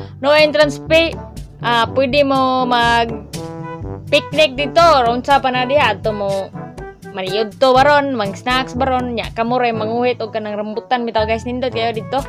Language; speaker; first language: Cebuano; native; Cebuano